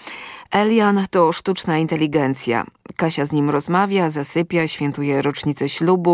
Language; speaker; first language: Polish; native; Polish